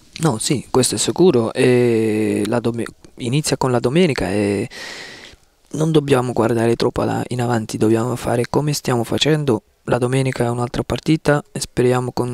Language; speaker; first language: Italian; non-native, fluent; Dutch